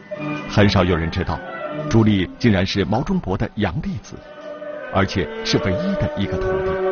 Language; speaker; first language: Chinese; native; Chinese